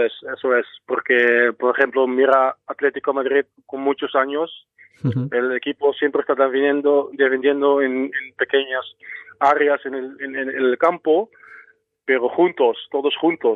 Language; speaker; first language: Spanish; non-native, fluent; Dutch